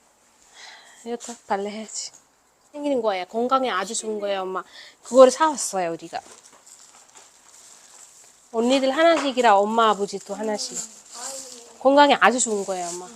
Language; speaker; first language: Korean; non-native, learner; Malayalam